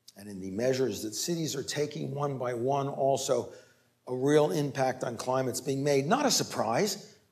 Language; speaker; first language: English; native; English